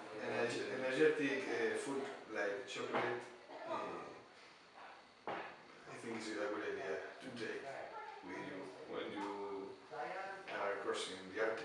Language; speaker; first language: English; non-native, learner; Spanish